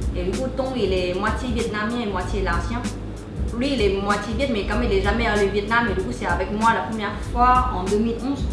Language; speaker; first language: French; non-native, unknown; Vietnamese